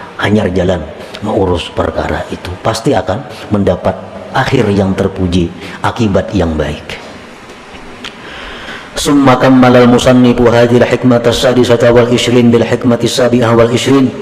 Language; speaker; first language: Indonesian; non-native, local second language; Banjar